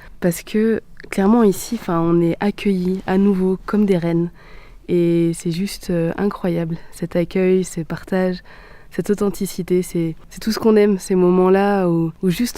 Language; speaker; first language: French; native; French